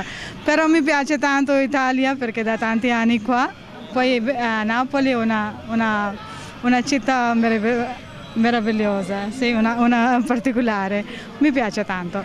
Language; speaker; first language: Italian; non-native, learner; Hindi